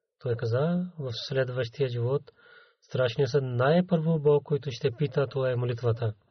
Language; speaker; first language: Bulgarian; non-native, learner; Urdu